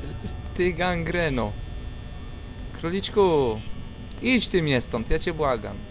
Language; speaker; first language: Polish; native; Polish